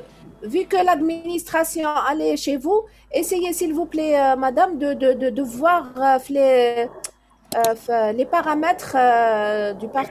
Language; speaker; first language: French; non-native, local second language; Arabic